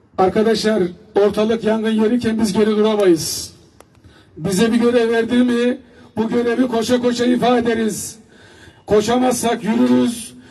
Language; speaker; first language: Turkish; native; Turkish